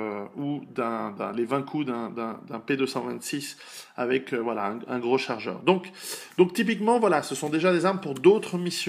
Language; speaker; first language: French; native; French